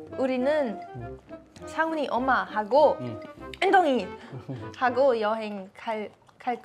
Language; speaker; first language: Korean; non-native, learner; German